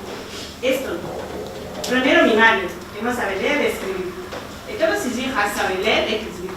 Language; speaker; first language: Spanish; non-native, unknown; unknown